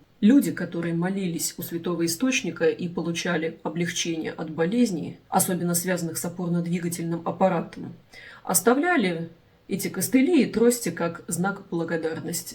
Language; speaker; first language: Russian; native; Russian